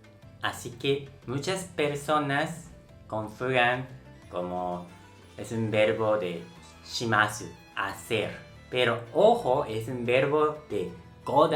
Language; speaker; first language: Spanish; non-native, local second language; Japanese